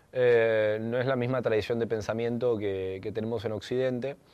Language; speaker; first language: Spanish; native; Spanish